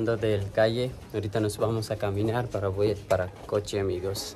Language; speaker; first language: Spanish; non-native, learner; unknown